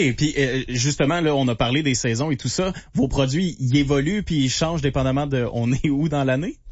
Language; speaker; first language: French; native; French